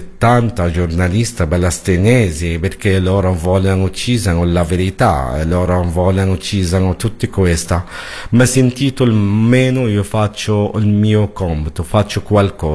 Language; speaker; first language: Italian; non-native, learner; Arabic